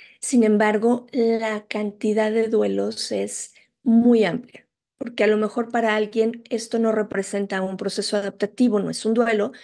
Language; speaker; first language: Spanish; native; Spanish